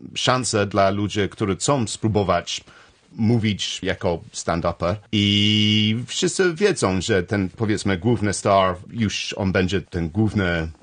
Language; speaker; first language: Polish; non-native, learner; English